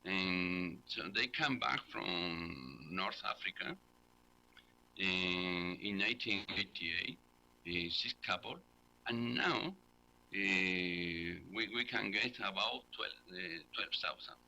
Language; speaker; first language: English; non-native, learner; Spanish